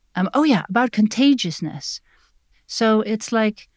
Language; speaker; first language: English; non-native, fluent; Dutch